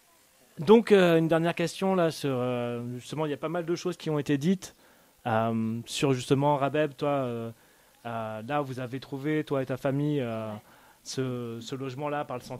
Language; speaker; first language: French; native; French